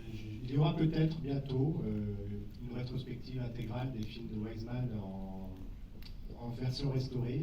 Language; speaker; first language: French; native; French